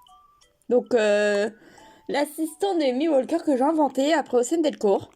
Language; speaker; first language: French; native; French